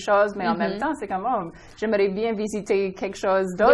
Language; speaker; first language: French; non-native, local second language; English